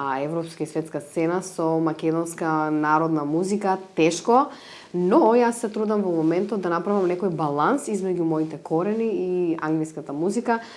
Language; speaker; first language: Macedonian; native; Macedonian